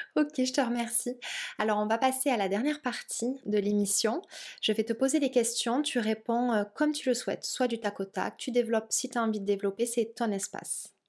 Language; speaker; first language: French; native; French